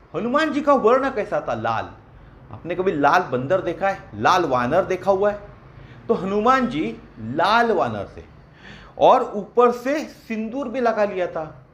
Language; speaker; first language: Hindi; non-native, local second language; Marathi